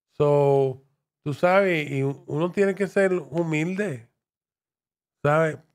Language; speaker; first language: Spanish; early bilingual, heritage; Spanish